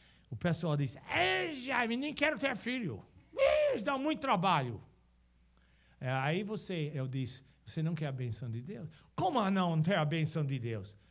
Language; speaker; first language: Portuguese; non-native, fluent; English